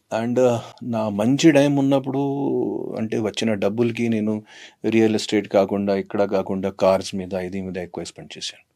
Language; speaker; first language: Telugu; non-native, fluent; Hindi